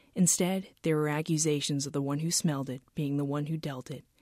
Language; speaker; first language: English; native; English